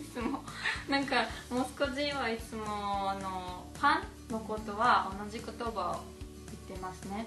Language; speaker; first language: Japanese; non-native, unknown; Russian